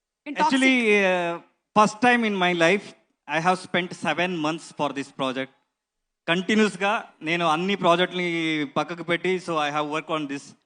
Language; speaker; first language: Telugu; non-native, learner; Kannada